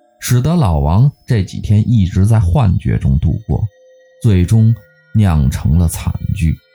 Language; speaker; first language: Chinese; native; Chinese